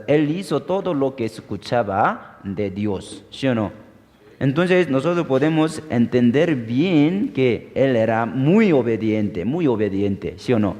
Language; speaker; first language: Spanish; non-native, fluent; Korean